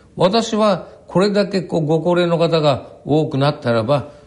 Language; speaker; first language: Japanese; native; Japanese